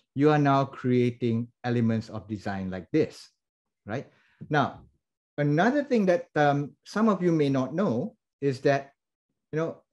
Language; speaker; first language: English; non-native, local second language; Malay